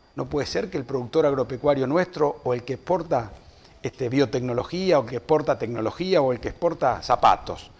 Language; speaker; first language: Spanish; native; Spanish